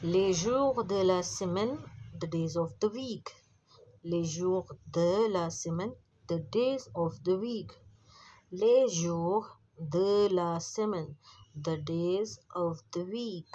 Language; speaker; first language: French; non-native, fluent; Urdu